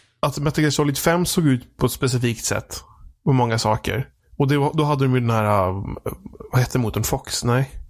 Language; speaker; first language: Swedish; native; Swedish